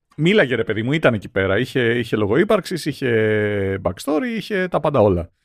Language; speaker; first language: Greek; native; Greek